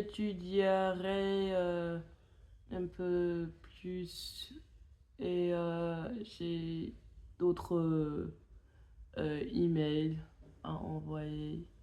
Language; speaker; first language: French; non-native, fluent; English